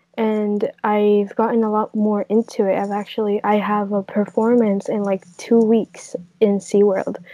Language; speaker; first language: English; native; English